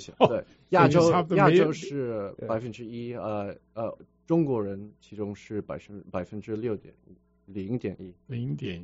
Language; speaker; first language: Chinese; early bilingual, heritage; Chinese